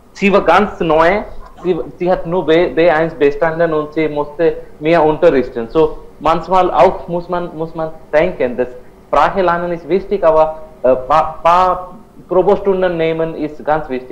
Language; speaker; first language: German; non-native, learner; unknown